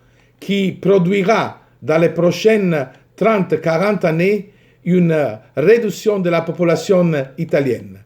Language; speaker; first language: French; non-native, fluent; Italian